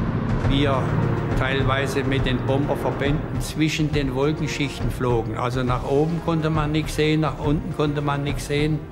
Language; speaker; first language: German; native; German